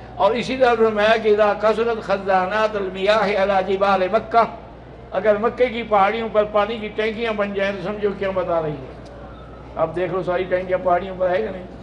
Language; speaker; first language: Urdu; native; Urdu